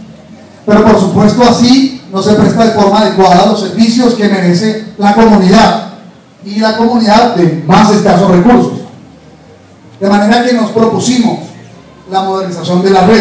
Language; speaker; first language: Spanish; native; Spanish